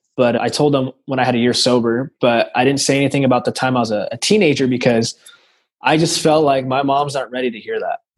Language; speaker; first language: English; native; English